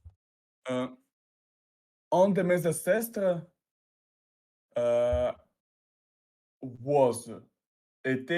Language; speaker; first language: French; non-native, learner; Russian